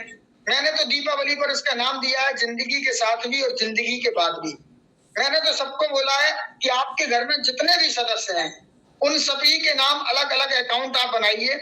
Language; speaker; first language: Hindi; native; Hindi